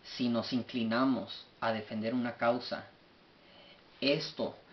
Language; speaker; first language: Spanish; early bilingual, heritage; Spanish